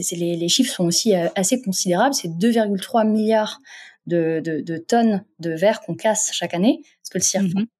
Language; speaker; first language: French; non-native, local second language; Arabic